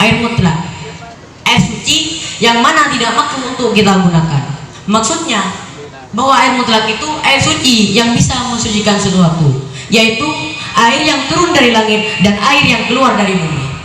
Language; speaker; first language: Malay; non-native, local second language; Madurese